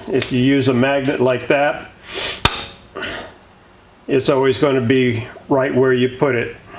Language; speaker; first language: English; native; English